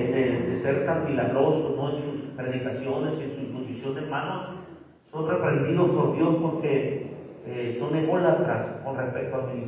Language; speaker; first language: Spanish; native; Spanish